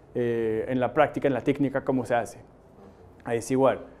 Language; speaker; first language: Spanish; non-native, fluent; French